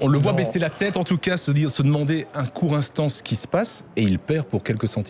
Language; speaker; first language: French; native; French